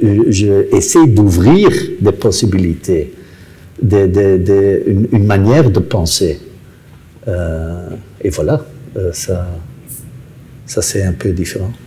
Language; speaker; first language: French; non-native, local second language; Dutch